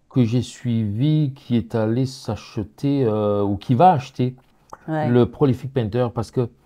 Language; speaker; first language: French; native; French